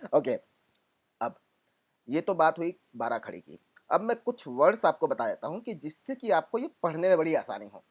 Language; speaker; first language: Hindi; non-native, local second language; Gujarati